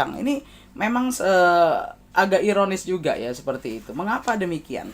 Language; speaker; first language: Indonesian; native; Indonesian